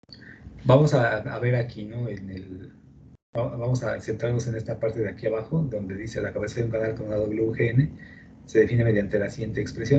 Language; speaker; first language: Spanish; native; Spanish